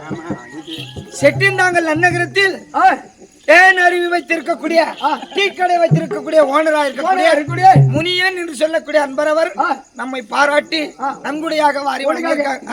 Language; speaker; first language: Tamil; native; Tamil